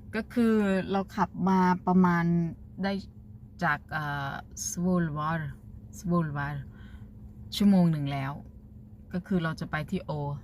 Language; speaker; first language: Thai; native; Thai